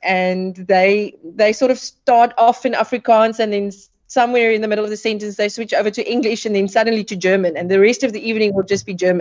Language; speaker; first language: English; non-native, local second language; Afrikaans